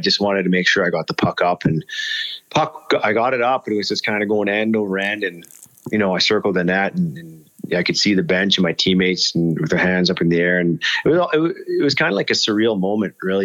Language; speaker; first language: English; native; English